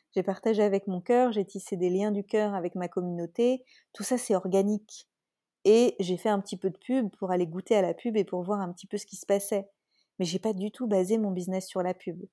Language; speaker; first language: French; native; French